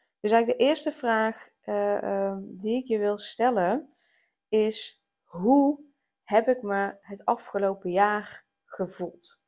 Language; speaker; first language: Dutch; native; Dutch